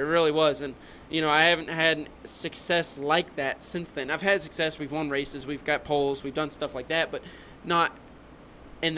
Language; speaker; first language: English; native; English